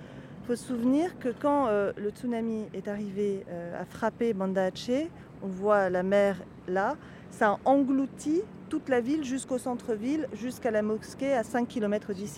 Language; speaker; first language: French; native; French